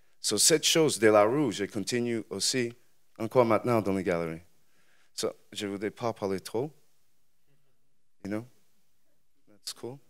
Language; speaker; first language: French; non-native, learner; English